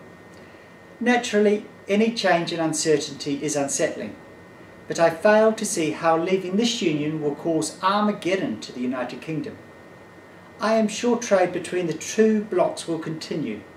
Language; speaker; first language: English; native; English